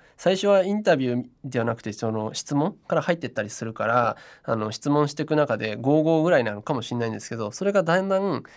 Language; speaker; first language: Japanese; native; Japanese